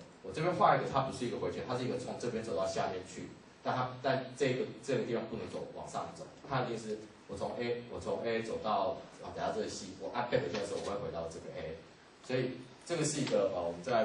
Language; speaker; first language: Chinese; native; Chinese